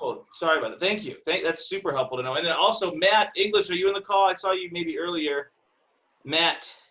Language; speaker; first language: English; native; English